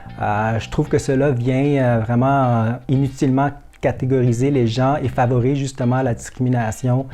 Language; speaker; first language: French; early bilingual, other home language; Vietnamese